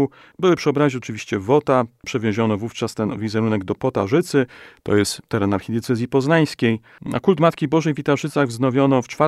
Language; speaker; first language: Polish; native; Polish